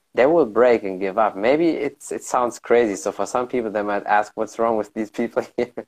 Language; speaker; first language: English; early bilingual, heritage; German